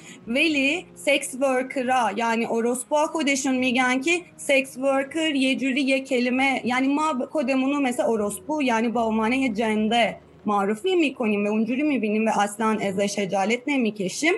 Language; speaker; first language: Persian; non-native, fluent; Turkish